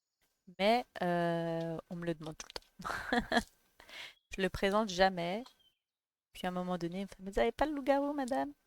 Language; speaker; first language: French; native; French